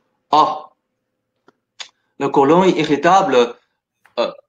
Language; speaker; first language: French; non-native, fluent; Chinese